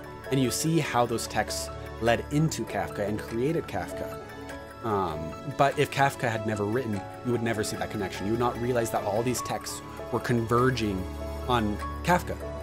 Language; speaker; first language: English; native; English